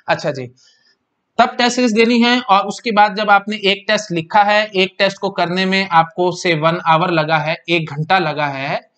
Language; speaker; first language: Hindi; native; Hindi